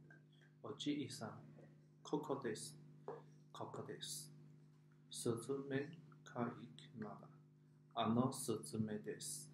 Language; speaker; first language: Japanese; non-native, learner; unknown